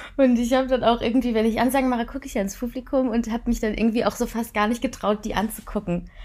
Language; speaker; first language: German; native; German